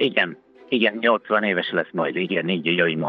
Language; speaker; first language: Hungarian; non-native, learner; Italian